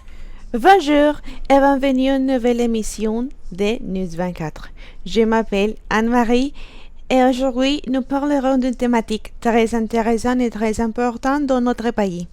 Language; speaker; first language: French; non-native, learner; Spanish